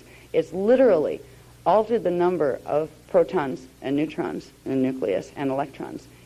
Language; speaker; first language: English; native; English